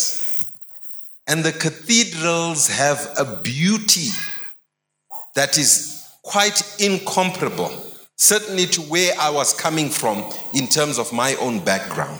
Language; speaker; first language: English; non-native, local second language; Shona